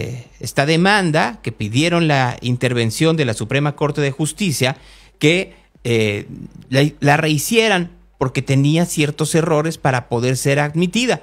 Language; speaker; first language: Spanish; native; Spanish